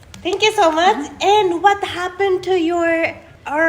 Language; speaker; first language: English; non-native, fluent; Japanese